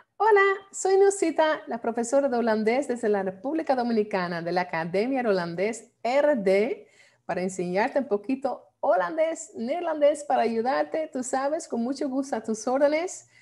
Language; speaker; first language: Spanish; non-native, fluent; Dutch